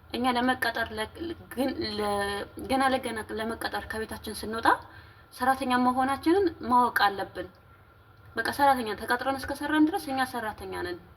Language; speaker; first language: Amharic; native; Amharic